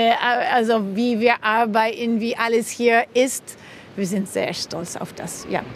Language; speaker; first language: German; non-native, fluent; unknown